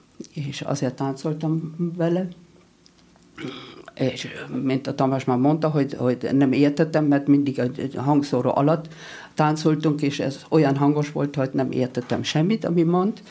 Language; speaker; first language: Hungarian; early bilingual, heritage; German